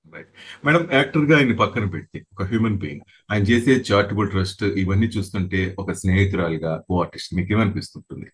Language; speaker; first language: Telugu; native; Telugu